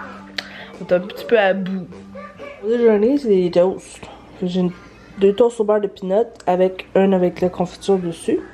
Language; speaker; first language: French; native; French